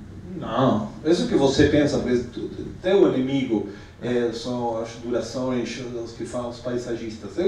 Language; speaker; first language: Portuguese; non-native, fluent; Spanish